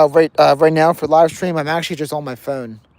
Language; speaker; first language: English; native; English